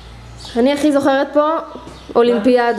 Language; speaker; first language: Hebrew; native; Hebrew